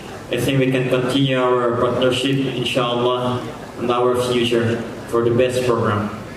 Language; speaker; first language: English; non-native, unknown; Indonesian